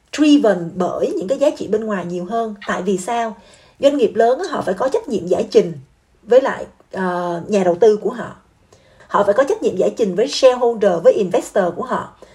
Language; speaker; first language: Vietnamese; native; Vietnamese